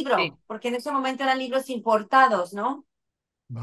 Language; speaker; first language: Spanish; native; Spanish